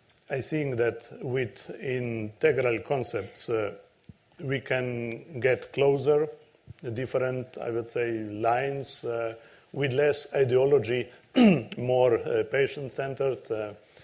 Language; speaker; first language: English; non-native, fluent; Slovenian